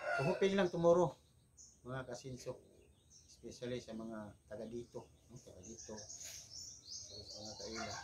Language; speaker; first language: Filipino; non-native, local second language; Cebuano